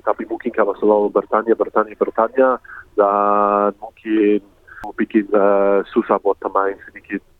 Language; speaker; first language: Indonesian; early bilingual, heritage; English